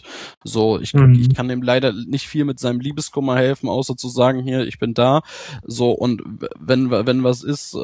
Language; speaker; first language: German; native; German